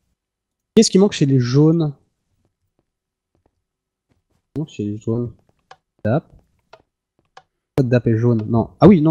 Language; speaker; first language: French; native; French